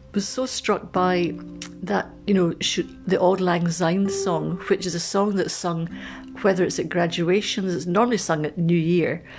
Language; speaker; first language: English; native; English